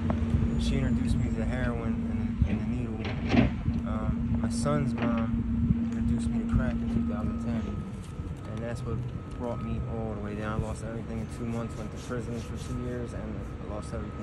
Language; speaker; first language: English; native; English